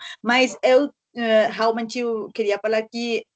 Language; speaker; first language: Portuguese; non-native, learner; Spanish